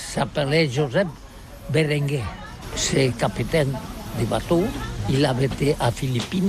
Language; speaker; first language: French; non-native, learner; Catalan